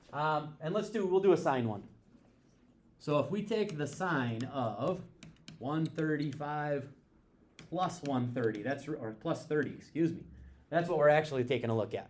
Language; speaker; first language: English; native; English